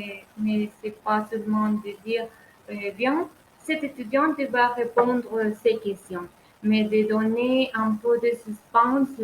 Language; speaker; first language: French; non-native, learner; Spanish